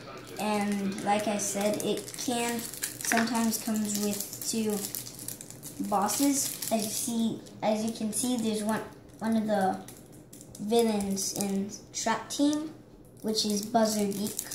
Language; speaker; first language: English; native; English